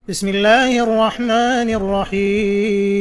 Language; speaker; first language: Arabic; native; Arabic